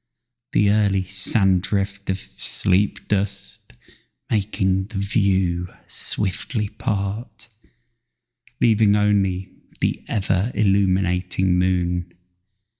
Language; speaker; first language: English; native; English